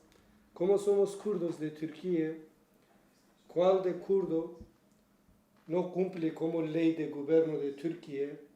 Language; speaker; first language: Spanish; non-native, learner; Kurdish